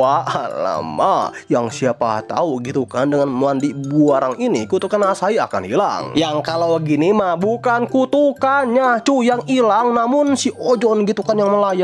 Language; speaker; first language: Indonesian; native; Indonesian